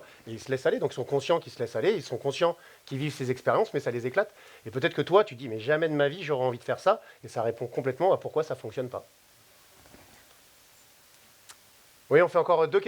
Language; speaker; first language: French; native; French